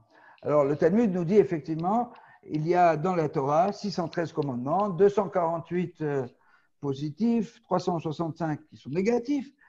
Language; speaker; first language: French; native; French